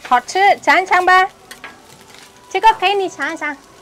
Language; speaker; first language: Chinese; non-native, learner; Indonesian